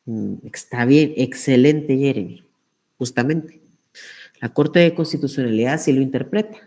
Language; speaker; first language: Spanish; native; Spanish